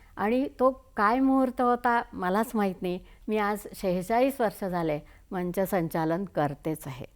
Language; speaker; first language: Marathi; native; Marathi